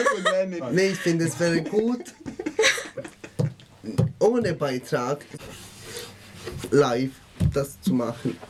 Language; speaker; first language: German; non-native, fluent; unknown